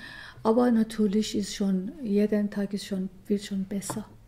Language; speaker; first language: German; non-native, learner; Persian